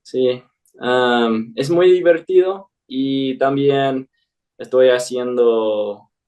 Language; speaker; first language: Spanish; non-native, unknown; English